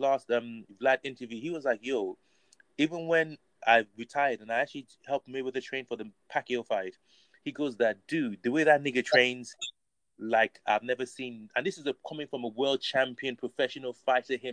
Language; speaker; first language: English; native; English